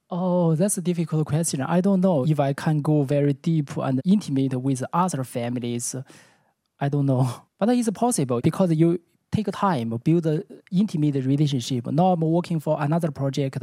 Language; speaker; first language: English; non-native, learner; Chinese